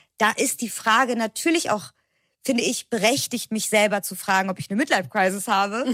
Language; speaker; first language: German; early bilingual, other home language; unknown